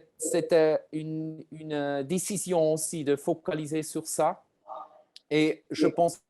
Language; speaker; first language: French; non-native, learner; German